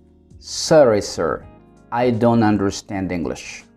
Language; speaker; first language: English; non-native, fluent; Spanish